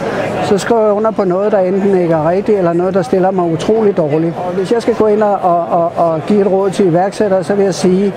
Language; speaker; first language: Danish; native; Danish